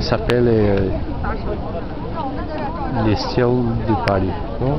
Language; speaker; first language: French; non-native, learner; Portuguese